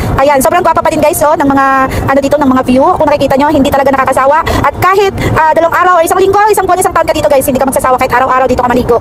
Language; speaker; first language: Filipino; non-native, local second language; Cebuano